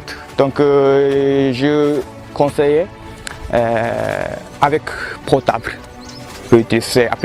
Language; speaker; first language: French; non-native, learner; Japanese